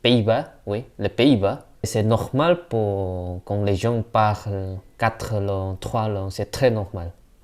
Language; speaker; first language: French; non-native, learner; Indonesian